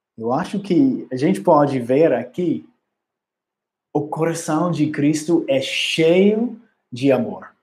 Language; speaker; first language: Portuguese; non-native, learner; English